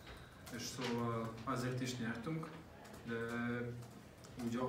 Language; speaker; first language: Hungarian; non-native, learner; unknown